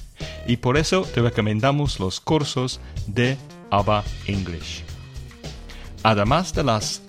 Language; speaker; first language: Spanish; non-native, fluent; English